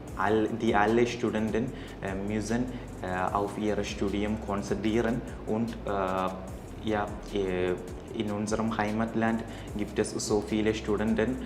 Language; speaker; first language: German; non-native, learner; Malayalam